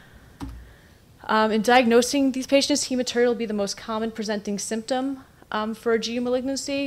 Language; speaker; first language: English; native; English